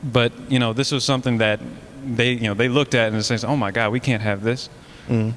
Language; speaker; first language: English; native; English